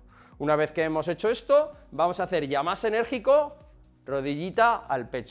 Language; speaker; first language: Spanish; native; Spanish